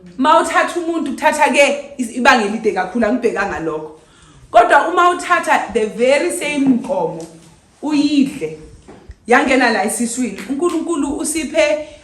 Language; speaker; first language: Zulu; native; Zulu